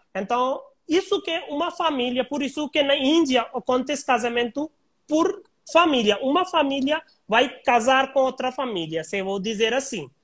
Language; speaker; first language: Portuguese; non-native, learner; Hindi